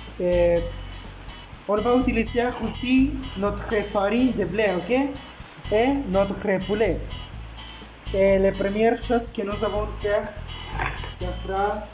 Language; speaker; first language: French; non-native, learner; Spanish